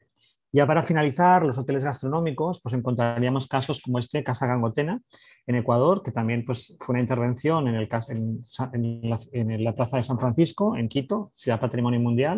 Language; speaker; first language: Spanish; native; Spanish